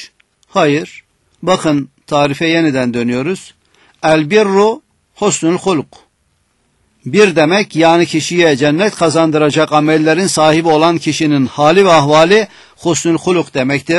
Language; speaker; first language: Turkish; native; Turkish